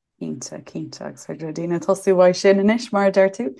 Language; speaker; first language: Irish; native; Irish